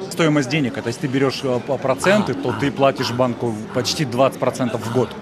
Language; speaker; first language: Russian; native; Russian